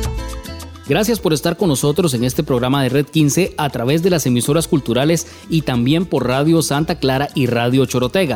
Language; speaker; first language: Spanish; native; Spanish